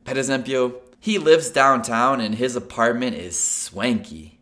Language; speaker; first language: English; native; English